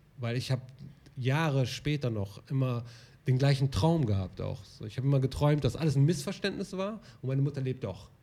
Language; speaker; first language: German; early bilingual, other home language; Arabic